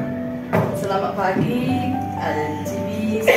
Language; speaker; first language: Malay; native; Malay